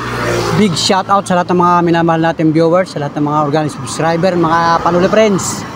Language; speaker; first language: Filipino; native; Filipino